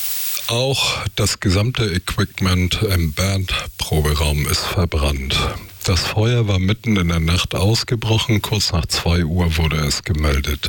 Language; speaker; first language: German; native; German